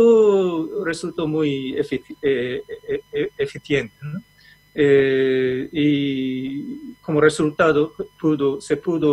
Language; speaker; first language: Spanish; non-native, fluent; Japanese